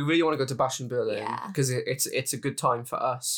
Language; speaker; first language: English; native; English